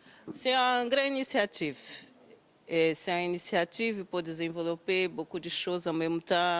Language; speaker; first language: French; non-native, learner; Portuguese